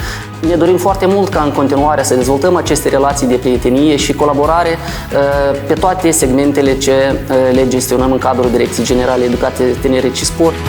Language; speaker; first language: Romanian; native; Romanian